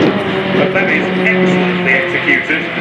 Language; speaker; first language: English; native; English